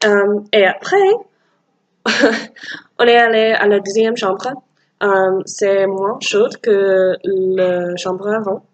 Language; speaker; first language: French; non-native, learner; English